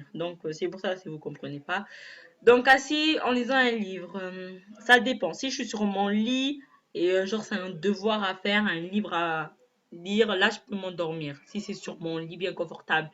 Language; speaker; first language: French; native; French